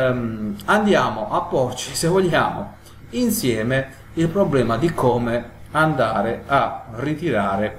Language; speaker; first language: Italian; native; Italian